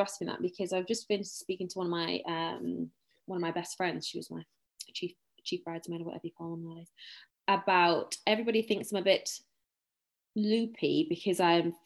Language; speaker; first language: English; native; English